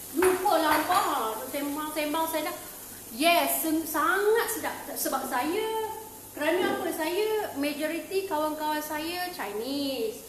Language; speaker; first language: Malay; native; Malay